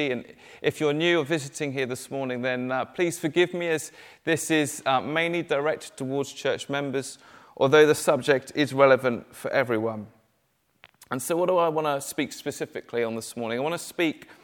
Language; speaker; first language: English; native; English